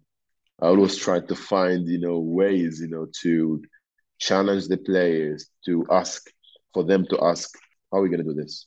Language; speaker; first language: English; non-native, fluent; Arabic